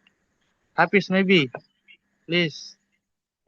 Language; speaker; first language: English; non-native, learner; Indonesian